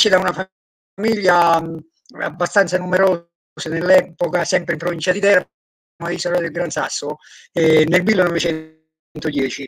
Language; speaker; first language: Italian; native; Italian